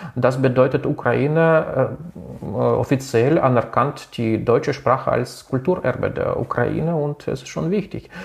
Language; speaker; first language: German; non-native, local second language; Russian